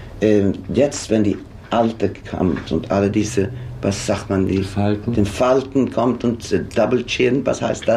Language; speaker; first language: German; non-native, fluent; Swedish